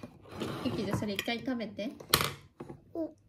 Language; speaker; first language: Japanese; native; Japanese